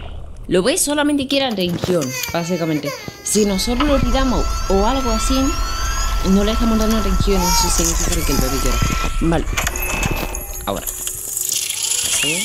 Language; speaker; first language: Spanish; native; Spanish